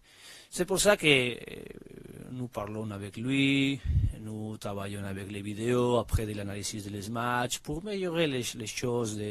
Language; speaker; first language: French; non-native, learner; Spanish